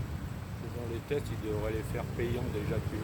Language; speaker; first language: French; native; French